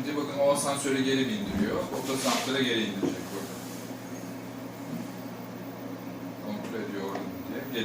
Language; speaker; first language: Turkish; native; Turkish